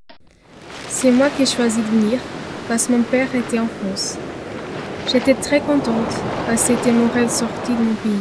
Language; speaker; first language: French; non-native, learner; Portuguese